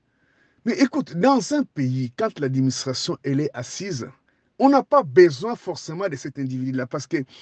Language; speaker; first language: French; non-native, local second language; Lingala